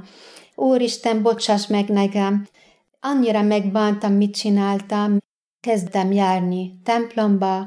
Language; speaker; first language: Hungarian; non-native, fluent; Arabic